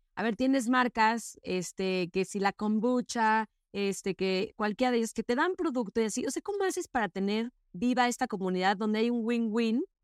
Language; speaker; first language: Spanish; native; Spanish